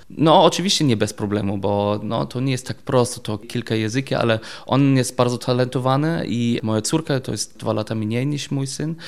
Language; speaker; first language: Polish; non-native, learner; German